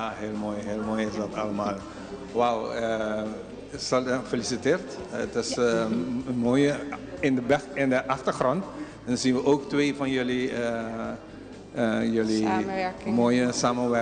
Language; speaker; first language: Dutch; non-native, local second language; Papiamento